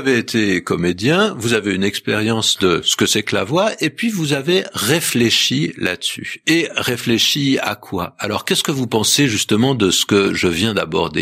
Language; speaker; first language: French; native; French